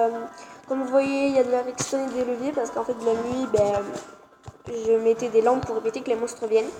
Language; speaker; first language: French; native; French